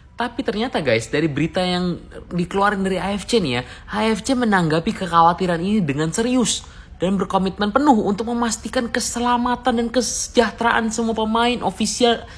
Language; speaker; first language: Indonesian; native; Indonesian